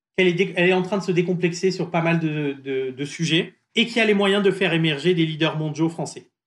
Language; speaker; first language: French; native; French